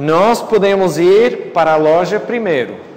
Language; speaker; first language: Portuguese; non-native, fluent; English